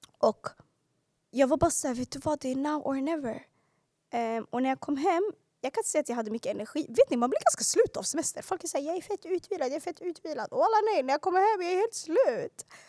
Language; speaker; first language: Swedish; early bilingual, other home language; Arabic